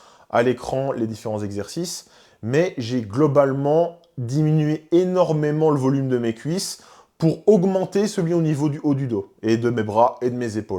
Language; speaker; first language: French; native; French